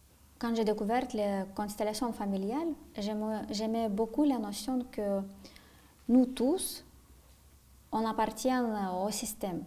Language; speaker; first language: French; non-native, fluent; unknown